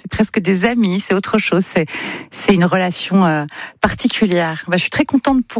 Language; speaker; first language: French; native; French